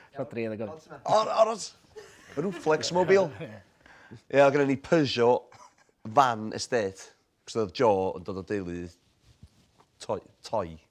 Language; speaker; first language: Welsh; native; Welsh